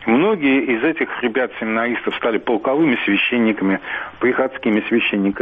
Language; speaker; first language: Russian; native; Russian